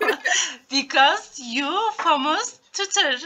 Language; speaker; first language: English; non-native, learner; Turkish